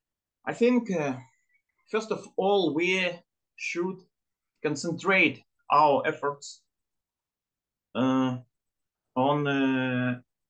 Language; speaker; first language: English; non-native, learner; Ukrainian